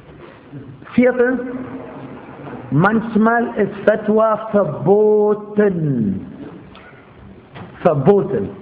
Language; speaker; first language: German; non-native, fluent; Arabic